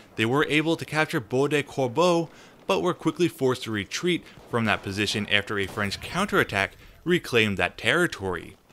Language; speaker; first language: English; native; English